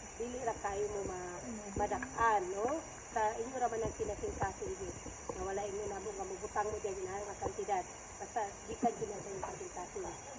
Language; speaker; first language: Cebuano; non-native, local second language; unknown